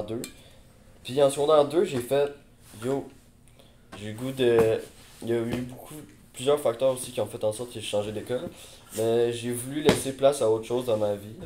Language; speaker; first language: French; native; French